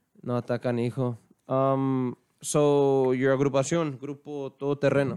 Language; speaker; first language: Spanish; early bilingual, heritage; Spanish